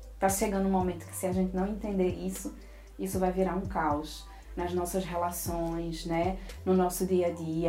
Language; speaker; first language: Portuguese; native; Portuguese